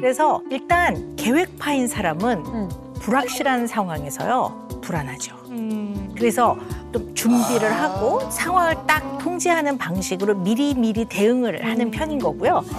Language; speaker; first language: Korean; native; Korean